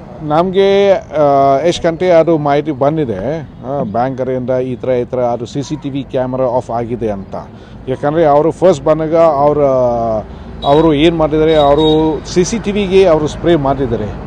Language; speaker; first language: Kannada; non-native, learner; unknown